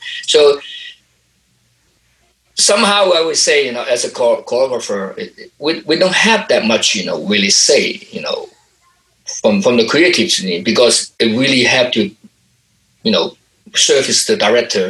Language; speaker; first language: English; non-native, local second language; Cantonese